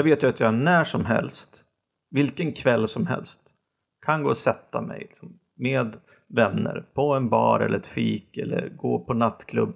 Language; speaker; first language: Swedish; native; Swedish